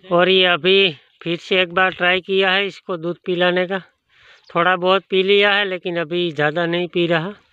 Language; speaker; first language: Hindi; non-native, local second language; Gujarati